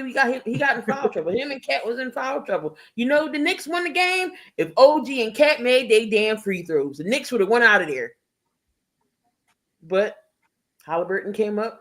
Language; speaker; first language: English; native; English